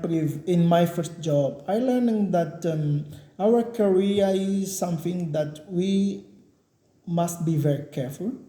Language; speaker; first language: English; non-native, learner; Portuguese